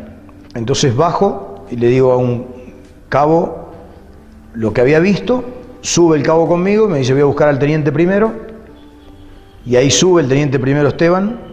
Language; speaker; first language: Spanish; native; Spanish